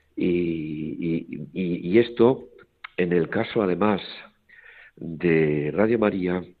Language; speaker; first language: Spanish; native; Spanish